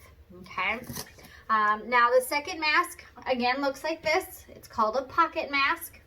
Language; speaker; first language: English; native; English